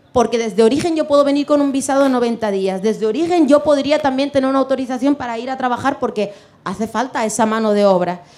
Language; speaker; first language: Spanish; non-native, fluent; Arabic